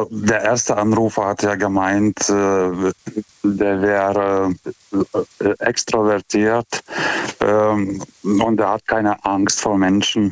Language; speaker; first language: German; non-native, fluent; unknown